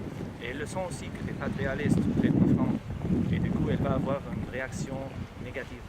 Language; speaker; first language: French; non-native, learner; Arabic